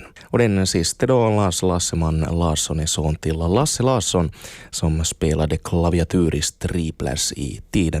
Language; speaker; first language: Swedish; native; Swedish